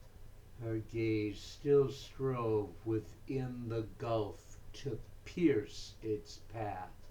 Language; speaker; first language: English; native; English